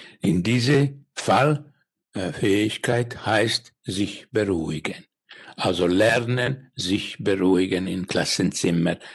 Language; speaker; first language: German; non-native, learner; Finnish